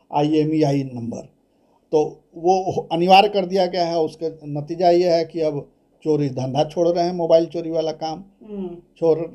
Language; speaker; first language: Hindi; native; Hindi